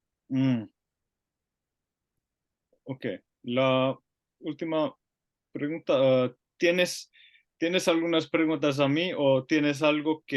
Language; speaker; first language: Spanish; non-native, learner; Finnish